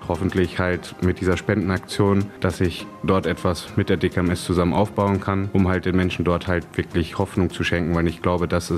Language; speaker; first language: German; native; German